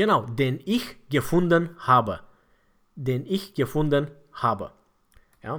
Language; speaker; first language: German; non-native, fluent; Romanian